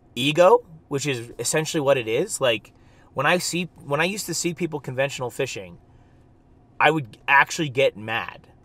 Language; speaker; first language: English; native; English